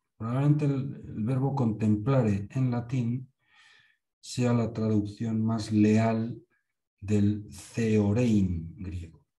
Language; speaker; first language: Spanish; native; Spanish